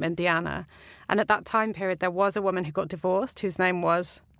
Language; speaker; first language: English; native; English